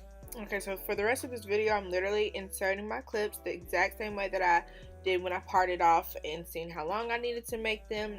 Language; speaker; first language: English; native; English